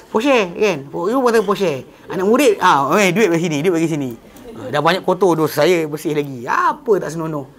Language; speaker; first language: Malay; native; Malay